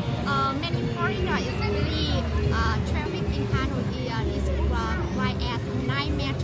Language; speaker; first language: English; non-native, learner; Vietnamese